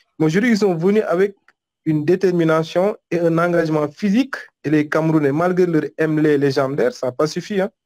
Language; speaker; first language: French; non-native, local second language; Wolof